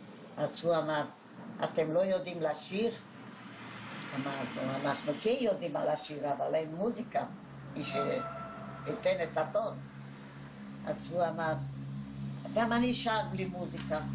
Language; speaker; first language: Hebrew; non-native, fluent; Hungarian